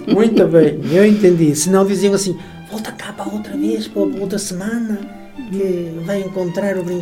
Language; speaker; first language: Portuguese; native; Portuguese